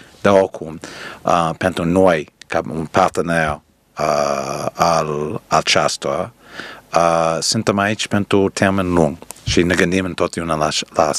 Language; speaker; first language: Romanian; early bilingual, heritage; Romanian